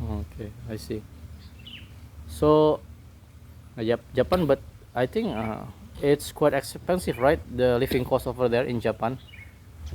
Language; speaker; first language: English; non-native, learner; Indonesian